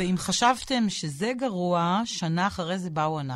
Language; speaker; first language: Hebrew; native; Hebrew